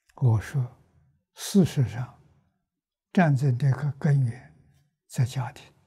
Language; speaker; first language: Chinese; native; Chinese